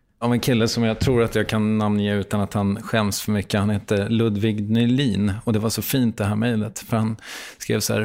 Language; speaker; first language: Swedish; native; Swedish